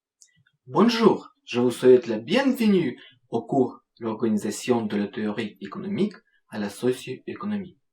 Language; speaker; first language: French; non-native, fluent; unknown